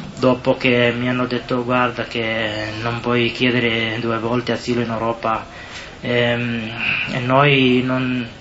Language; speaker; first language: Italian; non-native, learner; Somali